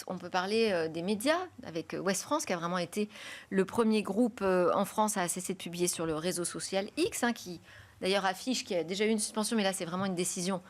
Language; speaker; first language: French; native; French